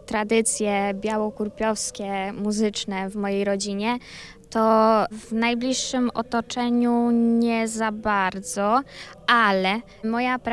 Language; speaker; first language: Polish; native; Polish